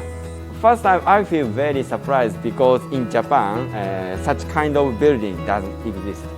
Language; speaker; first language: English; non-native, learner; Japanese